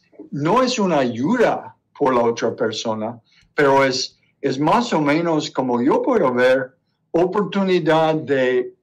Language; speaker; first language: Spanish; non-native, learner; English